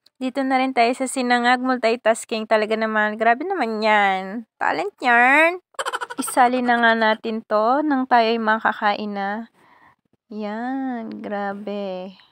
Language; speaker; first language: Filipino; non-native, local second language; Bikol